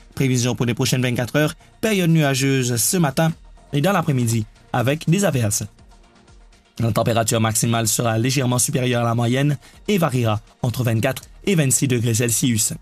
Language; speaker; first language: French; non-native, local second language; Morisyen